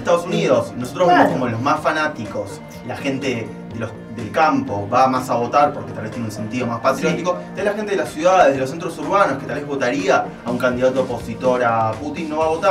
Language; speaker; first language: Spanish; native; Spanish